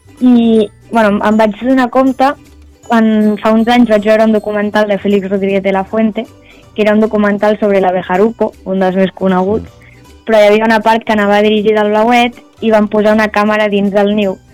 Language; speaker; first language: Catalan; native; Catalan